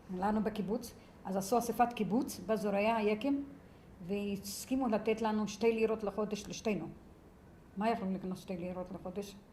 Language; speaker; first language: Hebrew; early bilingual, other home language; Yiddish